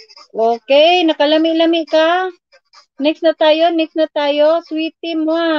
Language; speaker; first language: Filipino; non-native, local second language; Cebuano